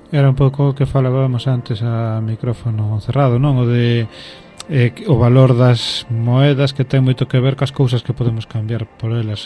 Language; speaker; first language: Galician; non-native, local second language; Spanish